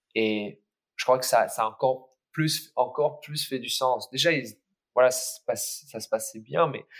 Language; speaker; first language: French; early bilingual, other home language; English